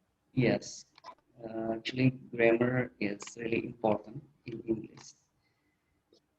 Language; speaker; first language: English; non-native, fluent; Indonesian